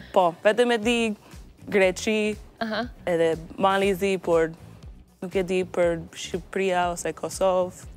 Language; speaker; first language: Albanian; non-native, learner; English